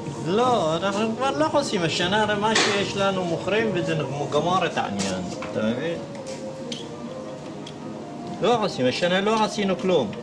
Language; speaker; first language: Hebrew; non-native, fluent; Arabic